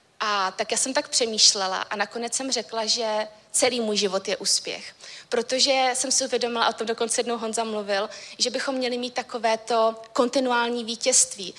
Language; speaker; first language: Czech; native; Czech